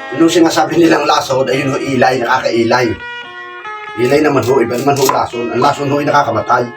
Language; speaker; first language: Filipino; native; Filipino